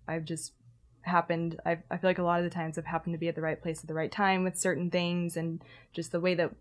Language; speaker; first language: English; native; English